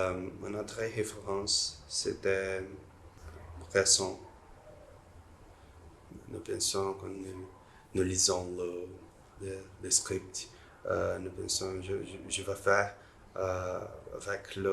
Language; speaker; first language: French; non-native, learner; Portuguese